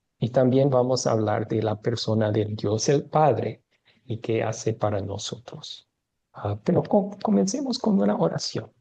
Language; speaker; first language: Spanish; non-native, fluent; English